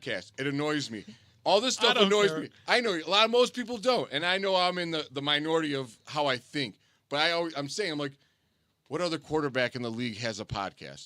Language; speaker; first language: English; native; English